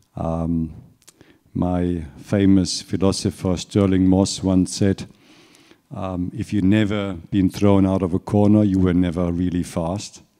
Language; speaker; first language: English; non-native, fluent; German